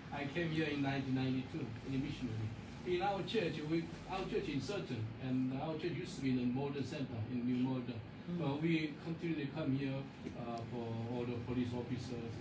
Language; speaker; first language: English; non-native, learner; Korean